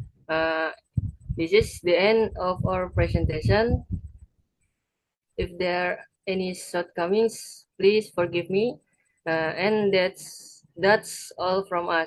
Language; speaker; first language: English; non-native, learner; Indonesian